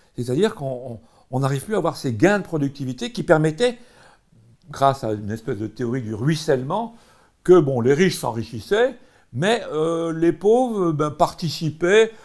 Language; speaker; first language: French; native; French